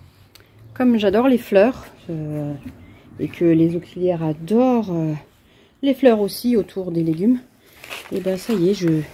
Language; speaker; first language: French; native; French